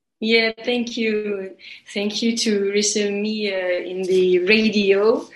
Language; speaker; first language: English; non-native, learner; French